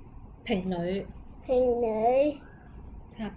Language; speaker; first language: Chinese; non-native, local second language; Cantonese